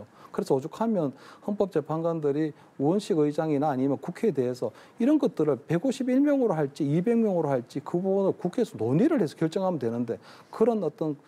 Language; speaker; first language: Korean; native; Korean